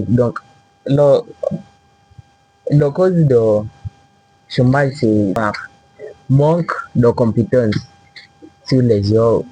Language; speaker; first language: French; non-native, learner; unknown